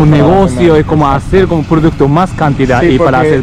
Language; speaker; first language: Spanish; non-native, learner; Japanese